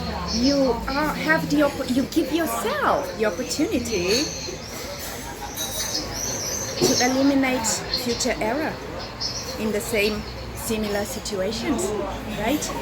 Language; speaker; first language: English; non-native, fluent; Italian